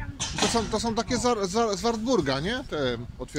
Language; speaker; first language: Polish; native; Polish